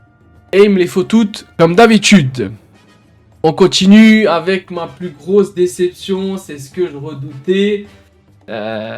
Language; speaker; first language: French; native; French